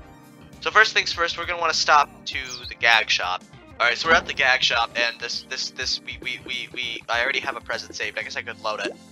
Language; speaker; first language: English; native; English